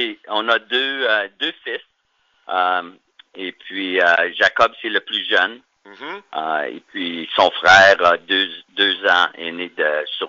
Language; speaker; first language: French; native; French